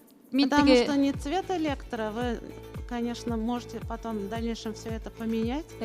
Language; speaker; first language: Russian; non-native, local second language; Bashkir